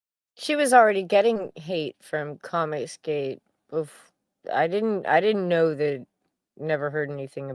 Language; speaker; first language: English; native; English